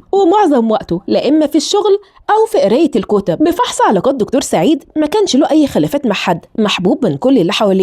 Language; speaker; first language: Arabic; native; Arabic